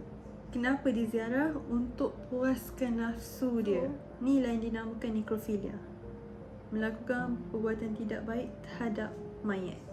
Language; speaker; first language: Malay; native; Malay